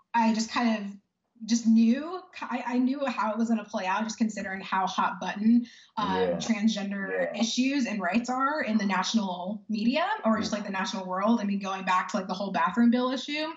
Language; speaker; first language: English; native; English